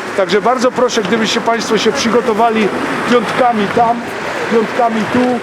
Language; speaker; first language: Polish; native; Polish